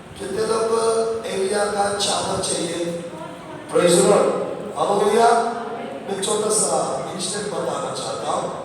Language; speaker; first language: Hindi; non-native, local second language; Telugu